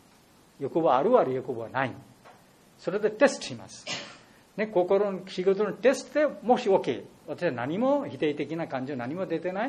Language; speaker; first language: Japanese; non-native, learner; Bangla